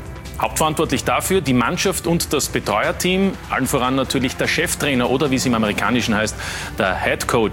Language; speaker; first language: German; native; German